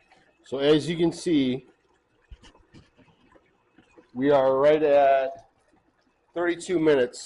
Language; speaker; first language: English; native; English